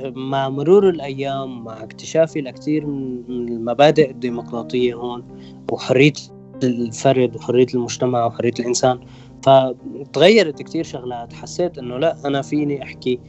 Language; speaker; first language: Arabic; non-native, local second language; Kurdish